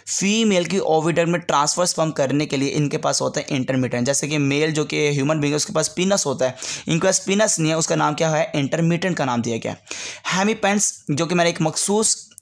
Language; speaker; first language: Hindi; native; Hindi